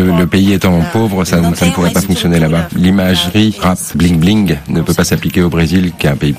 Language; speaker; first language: French; native; French